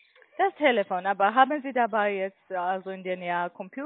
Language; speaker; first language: German; non-native, learner; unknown